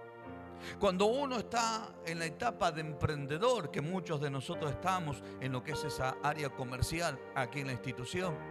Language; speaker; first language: Spanish; native; Spanish